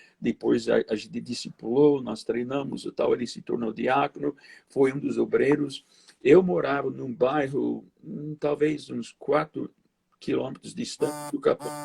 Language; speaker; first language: Portuguese; non-native, fluent; English